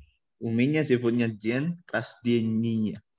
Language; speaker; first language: Russian; non-native, learner; Indonesian